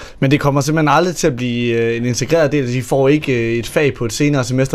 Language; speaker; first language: Danish; native; Danish